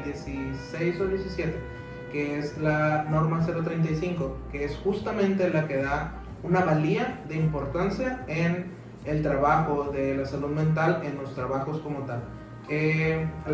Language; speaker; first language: Spanish; native; Spanish